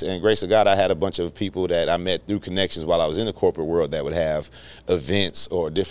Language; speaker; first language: English; native; English